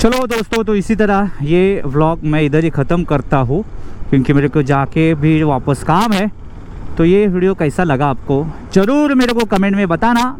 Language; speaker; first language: Hindi; non-native, local second language; Marathi